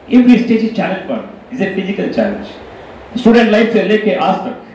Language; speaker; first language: Hindi; non-native, local second language; Telugu